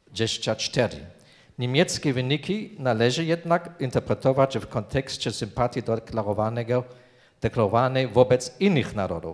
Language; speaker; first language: Polish; non-native, fluent; German